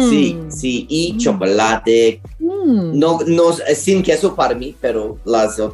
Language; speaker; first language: Spanish; non-native, learner; English